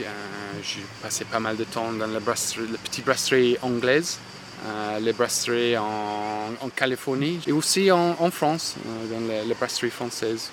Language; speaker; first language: French; non-native, fluent; English